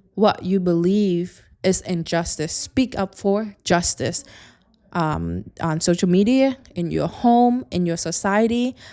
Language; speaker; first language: English; non-native, fluent; Khmer